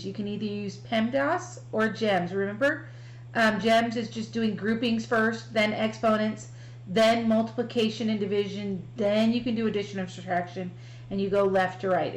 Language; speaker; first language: English; native; English